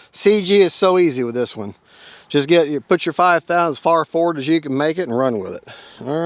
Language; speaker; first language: English; native; English